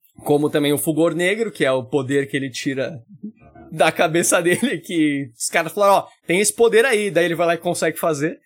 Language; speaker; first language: Portuguese; native; Portuguese